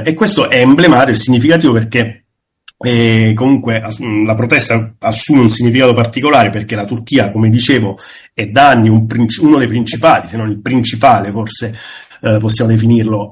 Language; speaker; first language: Italian; native; Italian